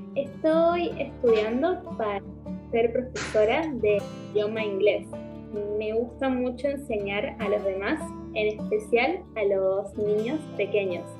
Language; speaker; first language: Spanish; native; Spanish